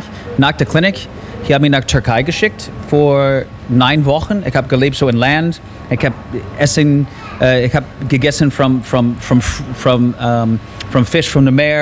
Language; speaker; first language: German; non-native, learner; English